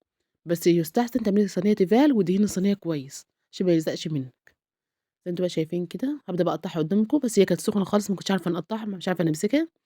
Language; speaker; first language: Arabic; native; Arabic